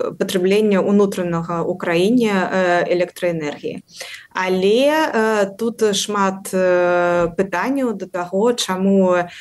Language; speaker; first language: Belarusian; non-native, local second language; Russian